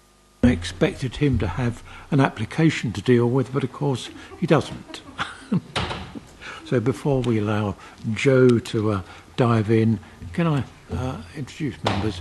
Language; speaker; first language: English; native; English